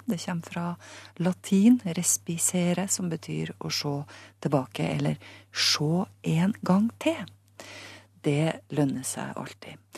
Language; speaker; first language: Norwegian; native; Norwegian